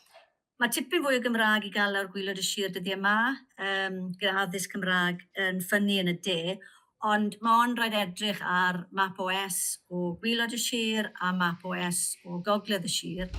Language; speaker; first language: Welsh; native; Welsh